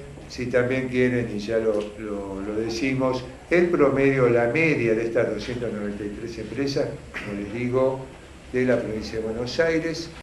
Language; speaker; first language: Spanish; native; Spanish